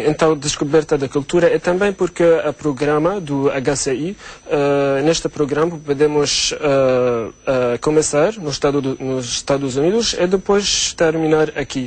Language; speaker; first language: Portuguese; non-native, learner; Arabic